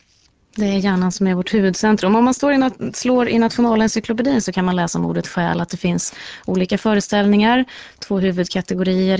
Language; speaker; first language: Swedish; native; Swedish